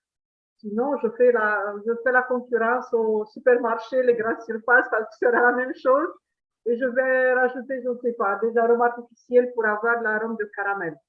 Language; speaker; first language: French; non-native, fluent; Italian